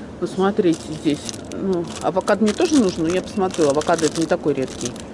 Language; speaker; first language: Russian; native; Russian